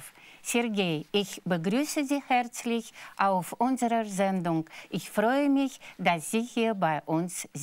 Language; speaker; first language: German; non-native, fluent; Russian